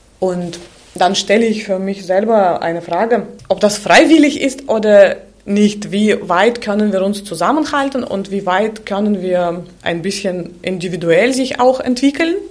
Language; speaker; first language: German; non-native, fluent; Russian